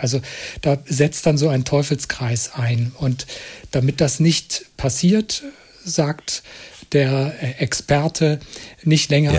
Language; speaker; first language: German; native; German